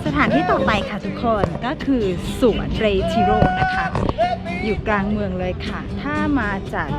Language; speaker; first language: Thai; native; Thai